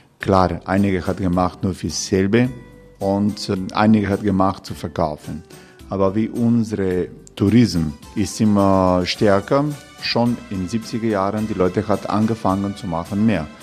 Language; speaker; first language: German; non-native, learner; Croatian